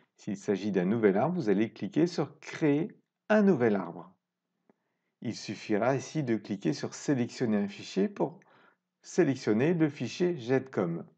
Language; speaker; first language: French; native; French